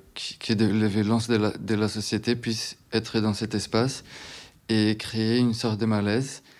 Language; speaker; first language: French; non-native, fluent; Portuguese